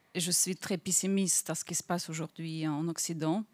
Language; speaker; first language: French; non-native, fluent; Russian